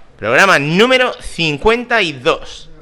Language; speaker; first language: Spanish; native; Spanish